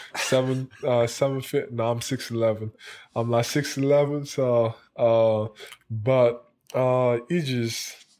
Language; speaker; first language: English; non-native, local second language; French